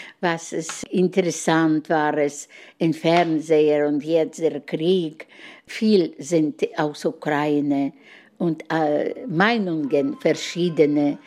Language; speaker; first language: German; non-native, learner; Russian